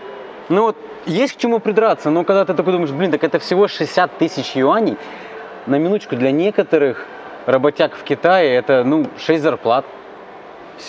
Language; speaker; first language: Russian; native; Russian